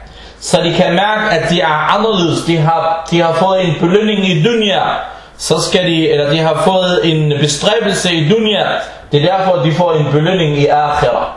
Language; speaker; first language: Danish; early bilingual, other home language; Arabic